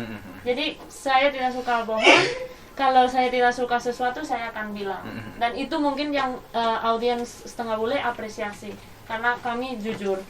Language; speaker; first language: Indonesian; non-native, fluent; Spanish